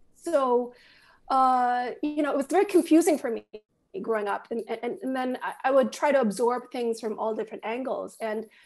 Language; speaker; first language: English; native; English